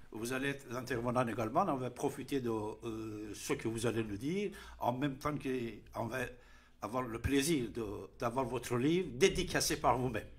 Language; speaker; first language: French; non-native, fluent; Persian